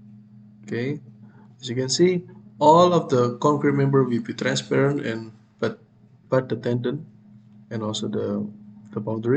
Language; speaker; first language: English; non-native, fluent; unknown